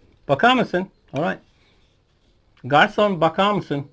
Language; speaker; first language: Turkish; non-native, fluent; English